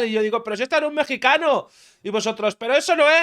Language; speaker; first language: Spanish; native; Spanish